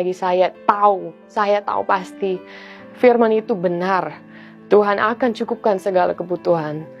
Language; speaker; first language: Indonesian; non-native, fluent; English